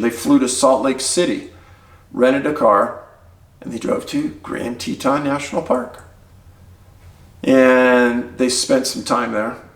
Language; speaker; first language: English; native; English